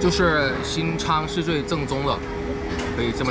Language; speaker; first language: Chinese; non-native, fluent; Thai